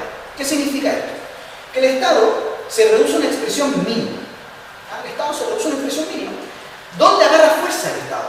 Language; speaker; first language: Spanish; native; Spanish